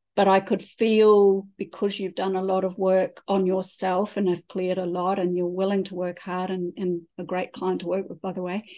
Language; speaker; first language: English; native; English